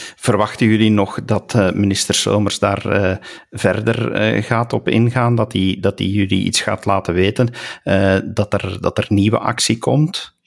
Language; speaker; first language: Dutch; native; Dutch